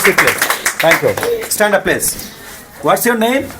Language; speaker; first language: English; non-native, fluent; Bangla